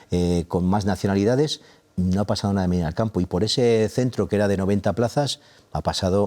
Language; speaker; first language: Spanish; native; Spanish